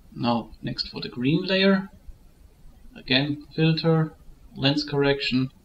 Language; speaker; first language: English; non-native, fluent; German